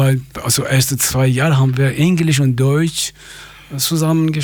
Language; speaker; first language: German; non-native, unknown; Persian